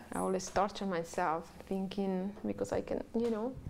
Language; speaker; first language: English; non-native, learner; Italian